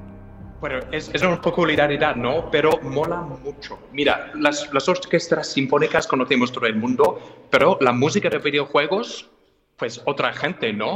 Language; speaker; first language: Spanish; non-native, fluent; English